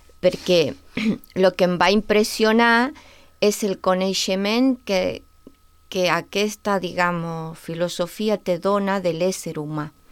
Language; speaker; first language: Catalan; non-native, fluent; Spanish